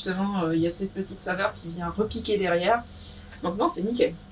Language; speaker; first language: French; native; French